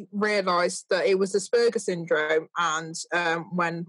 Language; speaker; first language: English; native; English